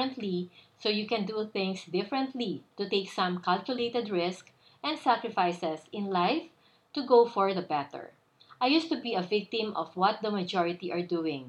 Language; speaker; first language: English; non-native, local second language; Filipino